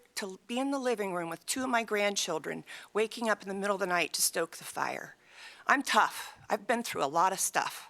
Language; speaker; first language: English; native; English